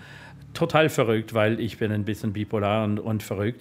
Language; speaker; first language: German; non-native, fluent; English